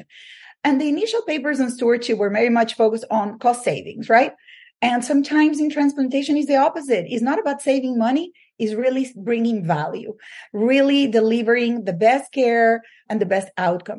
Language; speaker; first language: English; non-native, fluent; Spanish